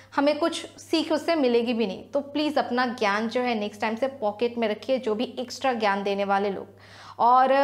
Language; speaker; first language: Hindi; non-native, local second language; Sadri